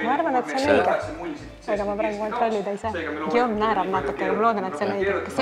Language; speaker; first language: Estonian; native; Estonian